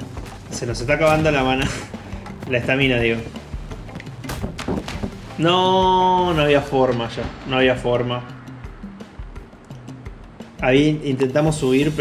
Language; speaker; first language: Spanish; native; Spanish